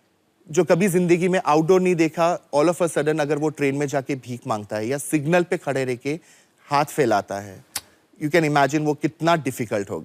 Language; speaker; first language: Hindi; native; Hindi